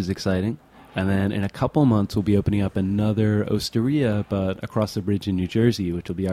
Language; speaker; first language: English; native; English